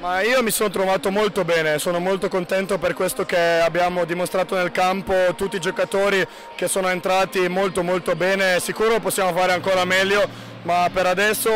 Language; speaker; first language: Italian; non-native, fluent; Slovenian